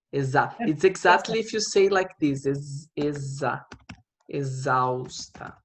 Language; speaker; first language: English; non-native, fluent; Portuguese